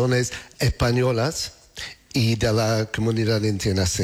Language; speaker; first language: Spanish; non-native, learner; English